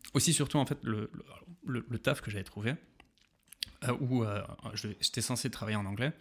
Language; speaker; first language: French; native; French